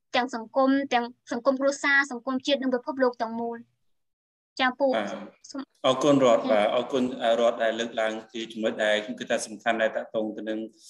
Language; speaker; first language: Khmer; native; Khmer